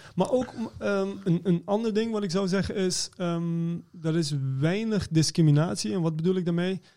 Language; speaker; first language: Dutch; early bilingual, other home language; Persian